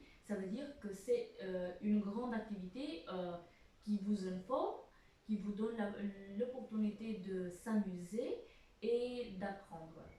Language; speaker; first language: French; non-native, fluent; Albanian